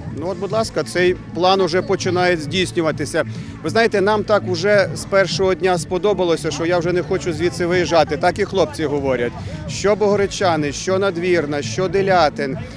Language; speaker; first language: Ukrainian; native; Ukrainian